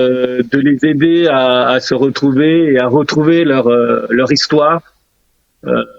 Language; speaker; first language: French; early bilingual, other home language; Korean